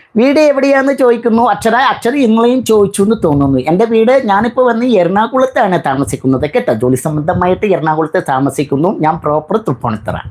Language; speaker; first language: Malayalam; non-native, learner; Bangla